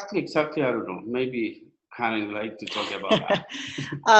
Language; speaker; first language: English; non-native, learner; Spanish